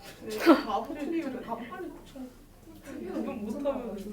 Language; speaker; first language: Korean; native; Korean